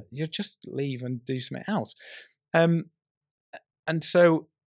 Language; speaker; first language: English; native; English